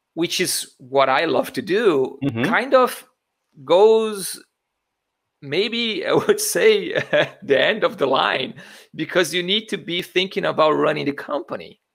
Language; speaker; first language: English; non-native, fluent; Portuguese